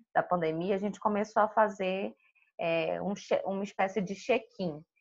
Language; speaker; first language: Portuguese; native; Portuguese